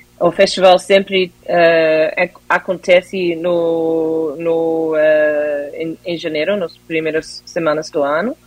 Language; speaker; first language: Portuguese; non-native, fluent; English